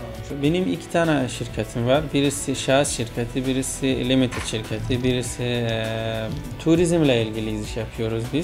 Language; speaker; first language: Turkish; non-native, fluent; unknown